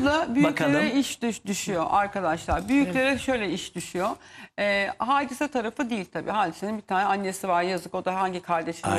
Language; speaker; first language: Turkish; native; Turkish